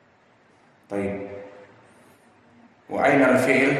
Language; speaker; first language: Arabic; non-native, fluent; Indonesian